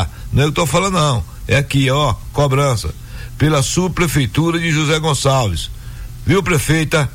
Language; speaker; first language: Portuguese; native; Portuguese